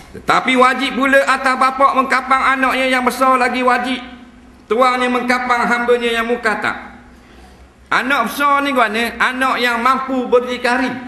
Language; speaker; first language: Malay; native; Malay